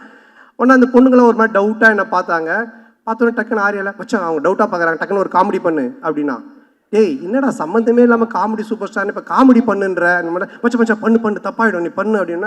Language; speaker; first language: Tamil; native; Tamil